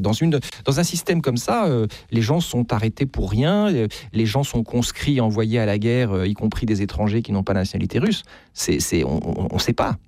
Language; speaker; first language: French; native; French